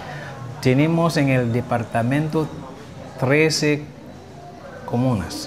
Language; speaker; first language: Spanish; non-native, fluent; Haitian Creole